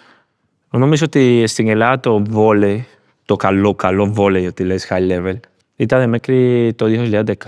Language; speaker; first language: Greek; non-native, learner; Spanish